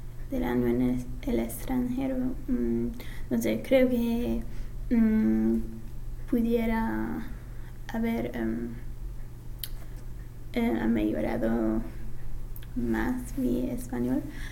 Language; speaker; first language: Spanish; non-native, fluent; English